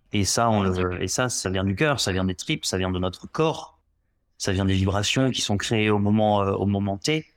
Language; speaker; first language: French; native; French